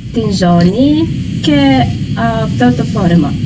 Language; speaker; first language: Greek; non-native, learner; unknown